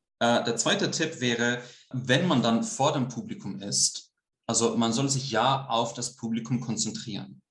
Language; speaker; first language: German; early bilingual, heritage; Swiss German